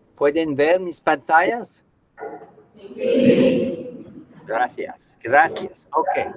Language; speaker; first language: Spanish; non-native, learner; English